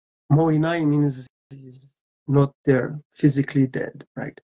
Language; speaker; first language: English; non-native, fluent; French